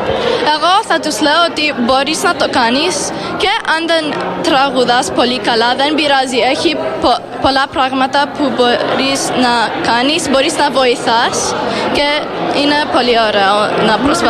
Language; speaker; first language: Greek; early bilingual, heritage; Greek